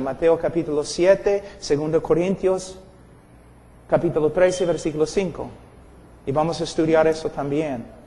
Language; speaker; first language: Spanish; non-native, fluent; English